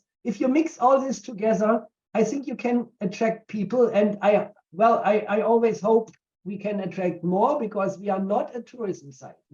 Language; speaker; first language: English; non-native, fluent; German